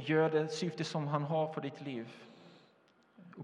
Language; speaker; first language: Swedish; non-native, fluent; Portuguese